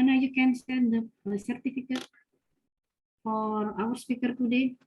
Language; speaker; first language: English; non-native, fluent; Indonesian